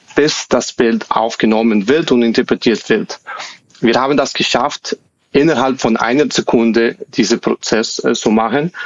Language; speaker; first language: German; non-native, fluent; Spanish